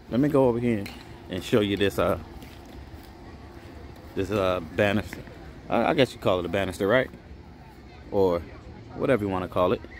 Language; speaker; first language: English; native; English